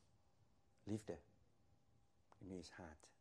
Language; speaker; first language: Dutch; non-native, fluent; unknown